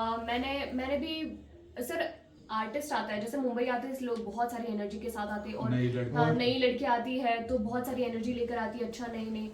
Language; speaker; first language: Hindi; native; Hindi